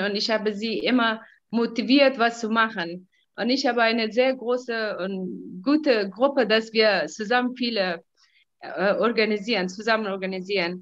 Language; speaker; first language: German; non-native, fluent; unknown